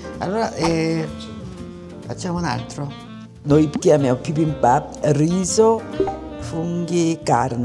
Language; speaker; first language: Italian; non-native, fluent; Korean